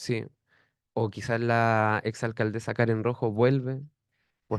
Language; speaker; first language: Spanish; native; Spanish